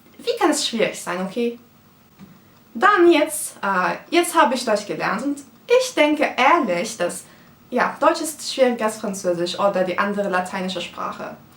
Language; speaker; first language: German; non-native, fluent; Turkish